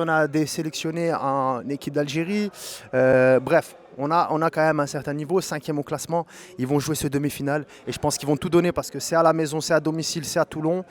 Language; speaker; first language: French; native; French